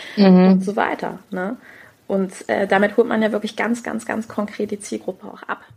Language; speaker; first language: German; native; German